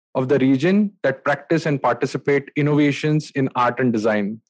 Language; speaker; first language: English; non-native, local second language; Marathi